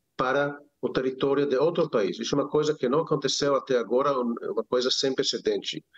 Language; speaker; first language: Portuguese; non-native, learner; Hebrew